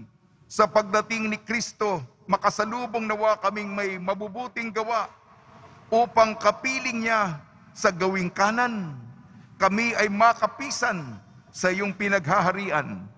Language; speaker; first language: Filipino; native; Filipino